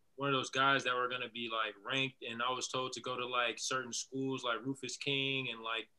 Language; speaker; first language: English; native; English